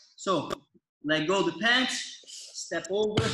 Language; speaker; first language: English; non-native, fluent; Portuguese